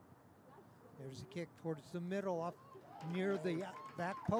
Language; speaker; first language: English; native; English